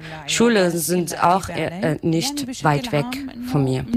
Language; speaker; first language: German; non-native, learner; Arabic